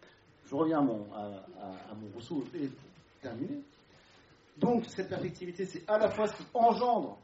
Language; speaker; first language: French; native; French